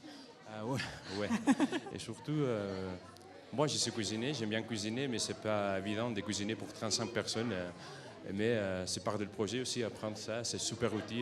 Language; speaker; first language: French; non-native, fluent; Catalan